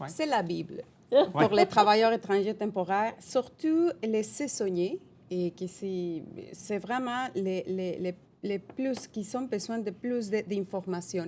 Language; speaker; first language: French; non-native, fluent; Spanish